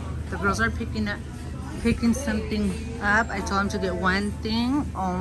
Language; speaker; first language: English; early bilingual, other home language; Spanish